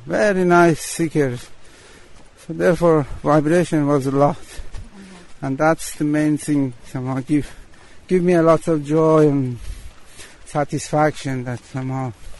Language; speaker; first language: English; non-native, fluent; Persian